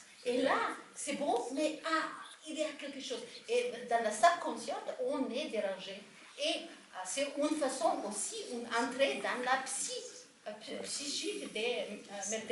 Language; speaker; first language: French; non-native, fluent; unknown